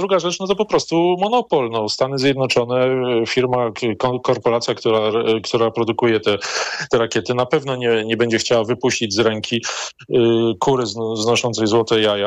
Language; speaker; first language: Polish; native; Polish